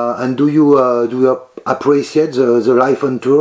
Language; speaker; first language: English; non-native, learner; French